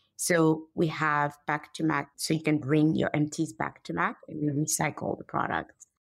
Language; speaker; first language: English; non-native, fluent; French